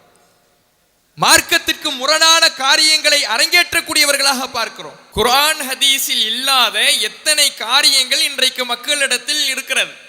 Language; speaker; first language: Tamil; native; Tamil